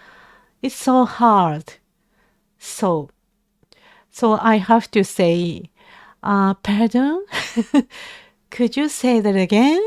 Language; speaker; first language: English; non-native, learner; Japanese